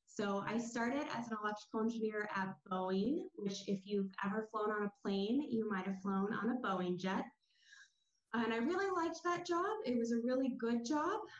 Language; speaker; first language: English; native; English